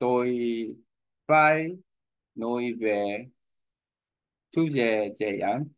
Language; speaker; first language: Vietnamese; non-native, learner; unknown